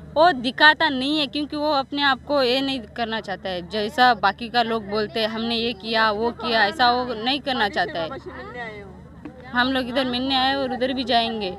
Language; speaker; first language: Hindi; non-native, local second language; Kannada